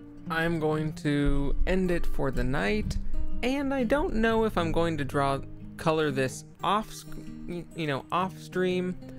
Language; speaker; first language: English; native; English